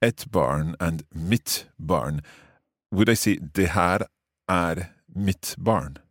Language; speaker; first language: Swedish; non-native, learner; English